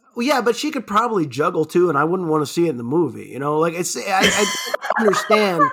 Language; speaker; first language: English; early bilingual, other home language; German